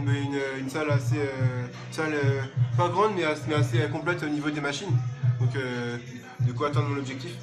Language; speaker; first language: French; native; French